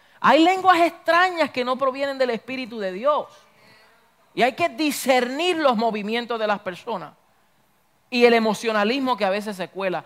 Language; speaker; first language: Spanish; early bilingual, heritage; Spanish